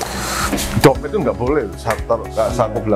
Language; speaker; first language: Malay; non-native, local second language; Javanese